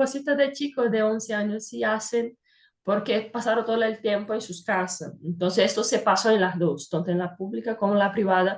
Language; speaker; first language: Spanish; non-native, fluent; Portuguese